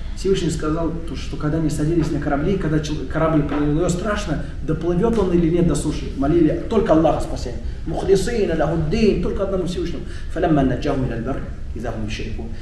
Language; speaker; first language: Russian; non-native, local second language; Tatar